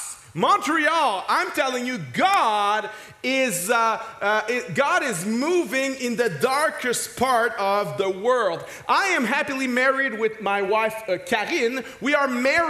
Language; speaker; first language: English; non-native, fluent; French